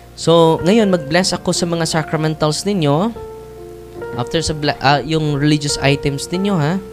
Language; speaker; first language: Filipino; non-native, local second language; Cebuano